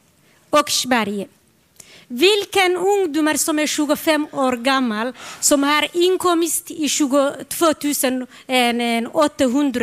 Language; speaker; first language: Swedish; non-native, learner; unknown